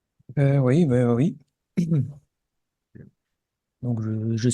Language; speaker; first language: French; native; French